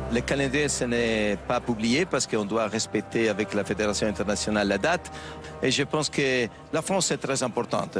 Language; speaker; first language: French; non-native, fluent; Italian